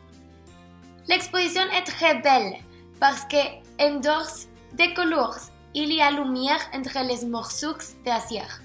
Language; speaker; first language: French; non-native, learner; Spanish